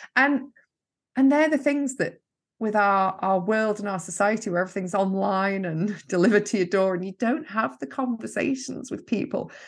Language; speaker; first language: English; native; English